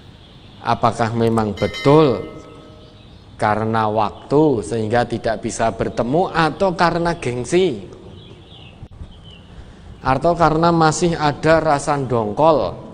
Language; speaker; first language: Indonesian; non-native, local second language; Javanese